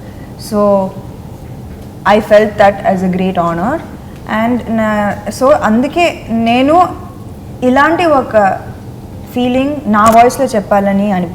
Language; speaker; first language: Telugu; non-native, fluent; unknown